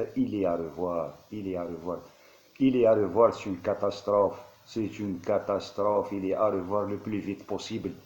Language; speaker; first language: French; non-native, local second language; Arabic